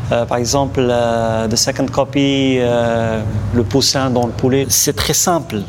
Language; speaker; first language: French; non-native, local second language; Arabic